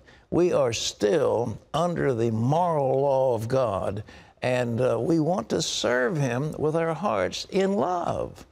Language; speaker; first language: English; native; English